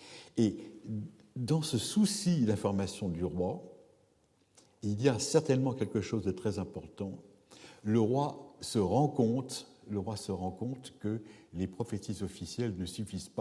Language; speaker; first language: French; native; French